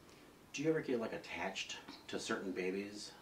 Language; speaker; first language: English; native; English